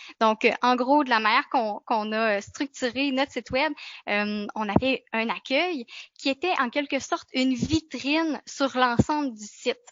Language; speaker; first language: French; native; French